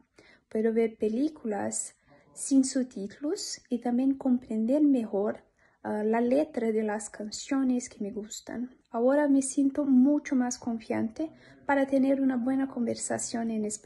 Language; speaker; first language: Spanish; non-native, learner; Portuguese